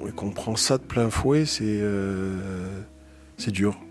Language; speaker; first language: French; native; French